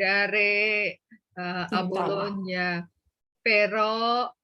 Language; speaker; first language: Italian; non-native, learner; Indonesian